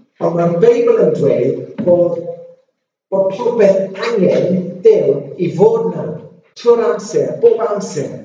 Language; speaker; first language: Welsh; non-native, local second language; English